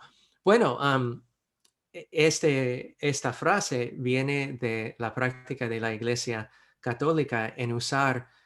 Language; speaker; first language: Spanish; non-native, fluent; English